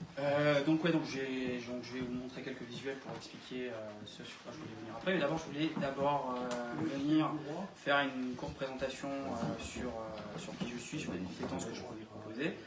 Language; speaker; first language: French; native; French